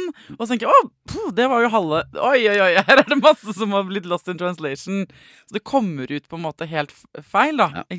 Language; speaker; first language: Norwegian; native; Norwegian